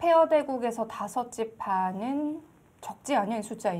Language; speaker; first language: Korean; native; Korean